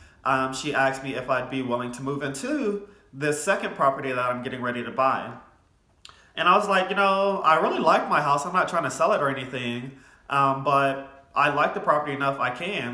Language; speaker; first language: English; native; English